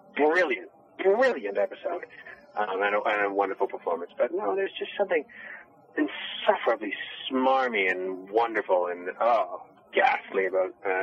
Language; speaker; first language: English; native; English